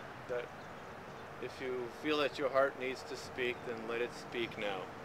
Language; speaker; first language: English; early bilingual, other home language; Latvian